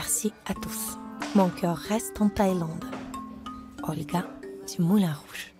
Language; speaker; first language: French; non-native, fluent; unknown